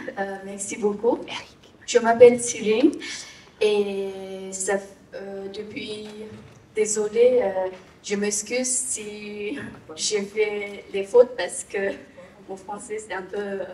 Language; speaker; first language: French; non-native, learner; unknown